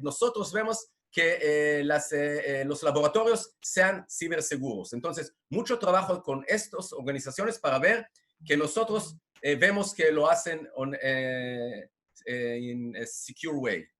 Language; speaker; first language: Spanish; non-native, fluent; Hebrew